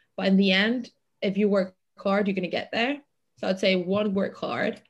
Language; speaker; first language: English; non-native, fluent; Catalan